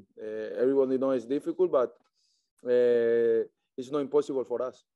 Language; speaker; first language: English; non-native, learner; Spanish